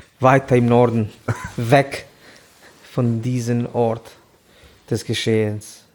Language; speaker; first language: German; non-native, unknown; Albanian